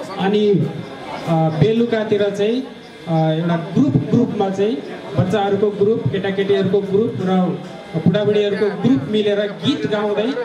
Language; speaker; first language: Nepali; non-native, local second language; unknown